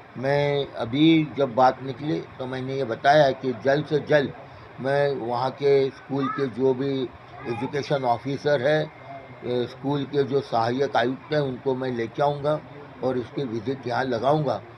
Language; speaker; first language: Hindi; non-native, local second language; Marathi